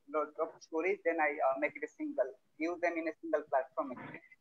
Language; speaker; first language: English; non-native, local second language; Odia